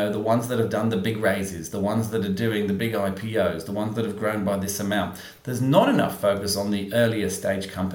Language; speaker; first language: English; native; English